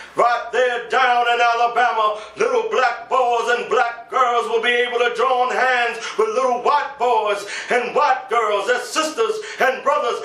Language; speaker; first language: English; native; English